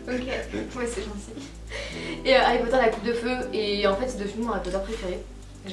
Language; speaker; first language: French; native; French